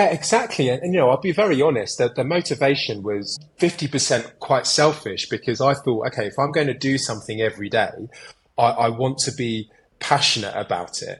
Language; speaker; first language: English; native; English